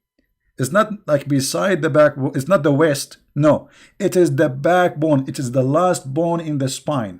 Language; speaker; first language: English; non-native, fluent; Arabic